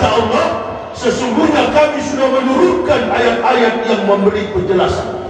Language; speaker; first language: Indonesian; native; Indonesian